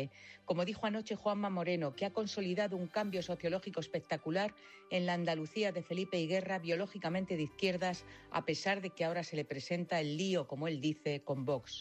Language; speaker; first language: Spanish; native; Spanish